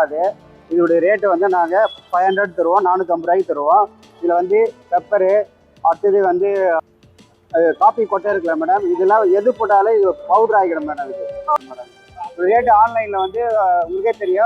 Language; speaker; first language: Tamil; native; Tamil